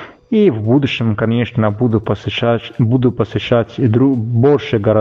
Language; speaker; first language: Russian; non-native, fluent; Italian